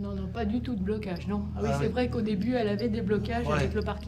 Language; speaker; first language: French; native; French